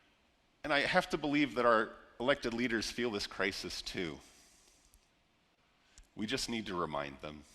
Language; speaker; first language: English; native; English